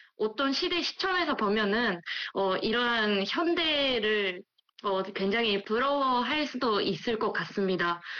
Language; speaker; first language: Korean; non-native, fluent; Japanese